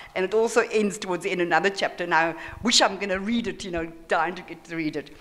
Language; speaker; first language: English; early bilingual, other home language; Afrikaans